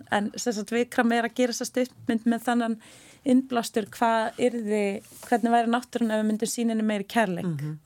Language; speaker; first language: Icelandic; native; Icelandic